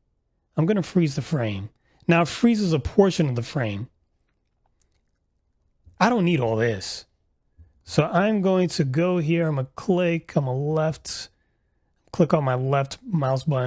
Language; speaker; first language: English; native; English